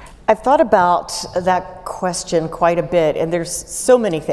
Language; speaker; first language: English; native; English